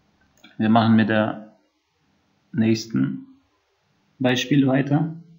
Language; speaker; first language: German; non-native, fluent; Albanian